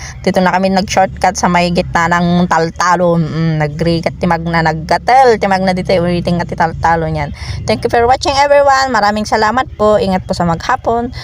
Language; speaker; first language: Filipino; non-native, local second language; Iloko